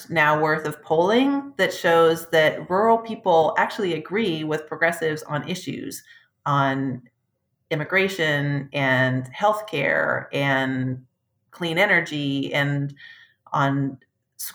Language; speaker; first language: English; native; English